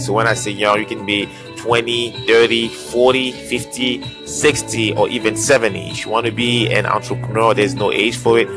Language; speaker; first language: English; non-native, local second language; French